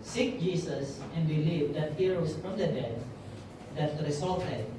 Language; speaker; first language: English; non-native, local second language; Filipino